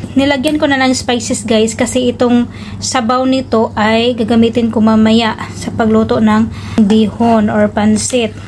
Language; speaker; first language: Filipino; non-native, local second language; Cebuano